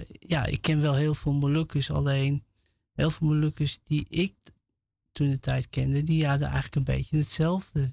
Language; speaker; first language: Dutch; native; Dutch